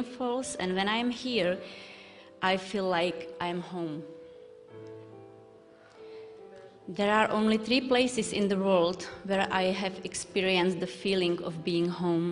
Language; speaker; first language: English; non-native, learner; Czech